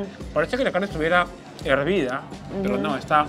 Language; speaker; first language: Spanish; native; Spanish